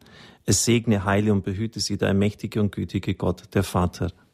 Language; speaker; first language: German; native; German